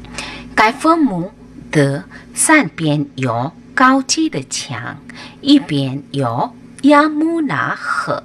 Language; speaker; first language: Chinese; non-native, fluent; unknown